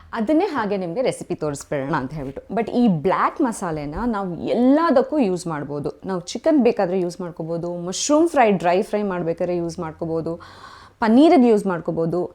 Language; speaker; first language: Kannada; non-native, local second language; Kodava